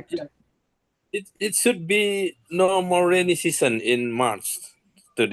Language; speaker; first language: English; non-native, fluent; Indonesian